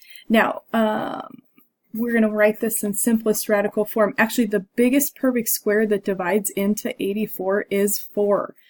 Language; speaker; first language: English; native; English